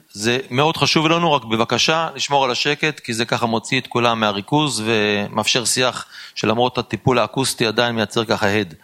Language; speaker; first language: Hebrew; native; Hebrew